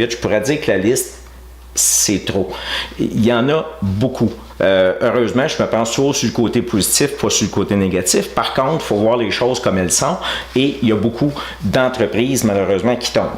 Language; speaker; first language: French; native; French